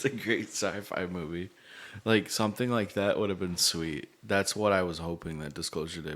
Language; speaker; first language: English; native; English